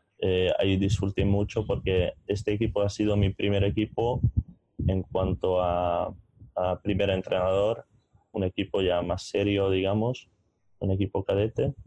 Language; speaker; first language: Spanish; non-native, fluent; Hungarian